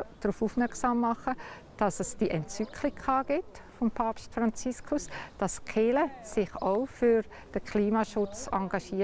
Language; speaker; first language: German; native; German